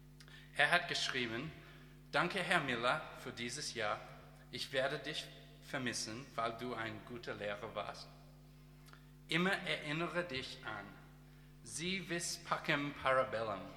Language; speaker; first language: German; non-native, learner; English